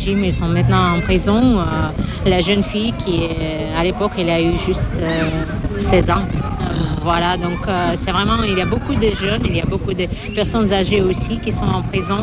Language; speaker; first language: French; non-native, fluent; Russian